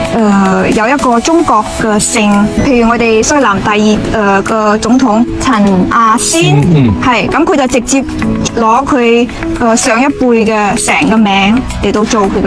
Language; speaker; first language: Cantonese; non-native, fluent; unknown